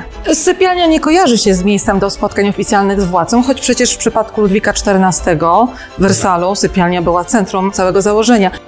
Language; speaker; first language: Polish; native; Polish